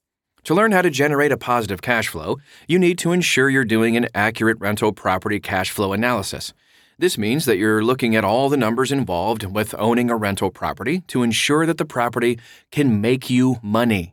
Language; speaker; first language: English; native; English